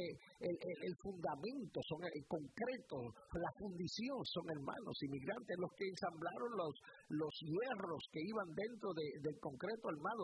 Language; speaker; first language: Spanish; early bilingual, heritage; Spanish